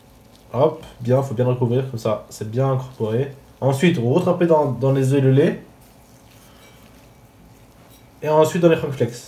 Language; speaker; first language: French; native; French